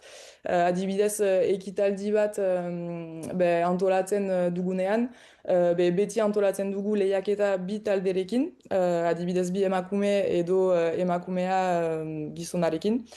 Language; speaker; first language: Basque; non-native, local second language; French